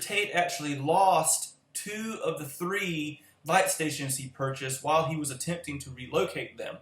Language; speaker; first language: English; native; English